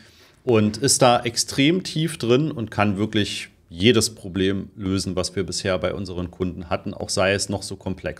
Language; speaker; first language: German; native; German